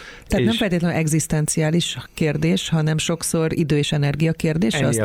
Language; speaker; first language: Hungarian; native; Hungarian